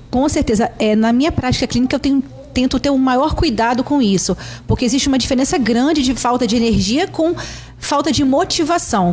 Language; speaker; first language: Portuguese; native; Portuguese